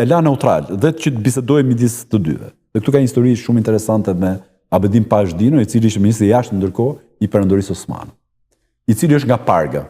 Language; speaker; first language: Albanian; native; Albanian